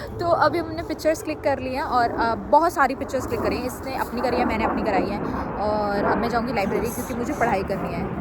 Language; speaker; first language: Hindi; native; Hindi